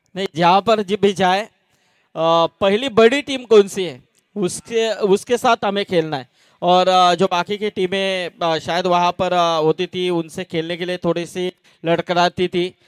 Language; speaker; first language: Hindi; non-native, local second language; Marathi